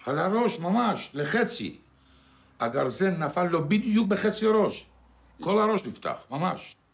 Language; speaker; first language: Hebrew; non-native, fluent; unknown